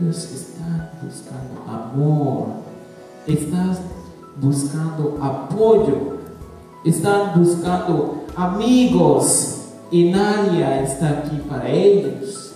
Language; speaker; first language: Spanish; non-native, learner; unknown